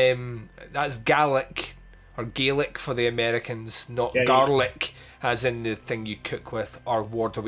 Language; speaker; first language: English; native; English